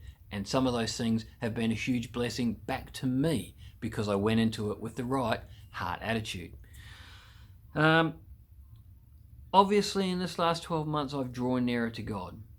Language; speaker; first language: English; native; English